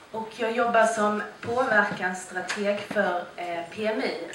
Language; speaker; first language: Swedish; native; Swedish